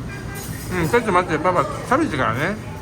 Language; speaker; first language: Japanese; native; Japanese